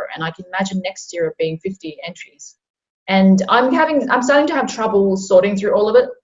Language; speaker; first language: English; non-native, local second language; Cantonese